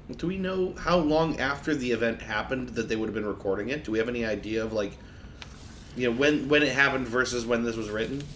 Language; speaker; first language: English; native; English